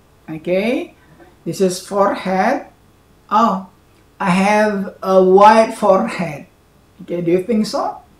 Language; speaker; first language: English; non-native, fluent; Indonesian